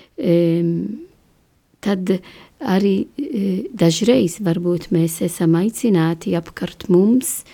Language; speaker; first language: Latvian; non-native, learner; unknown